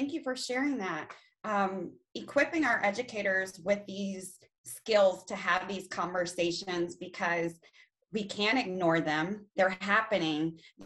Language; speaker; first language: English; native; English